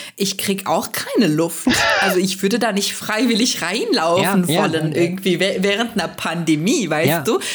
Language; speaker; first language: German; non-native, fluent; Turkish